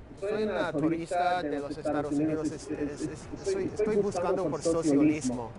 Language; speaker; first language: Spanish; non-native, learner; English